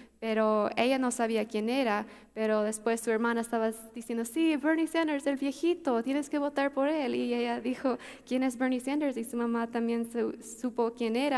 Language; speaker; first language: Spanish; early bilingual, heritage; Spanish